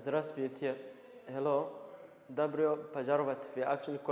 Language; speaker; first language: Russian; non-native, learner; Kinyarwanda